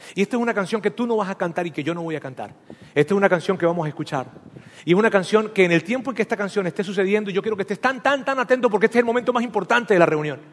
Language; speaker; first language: Spanish; native; Spanish